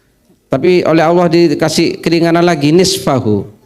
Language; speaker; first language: Indonesian; native; Indonesian